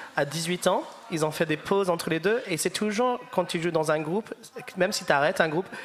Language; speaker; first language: French; non-native, fluent; English